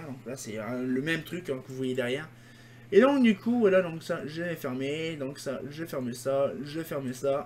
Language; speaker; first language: French; native; French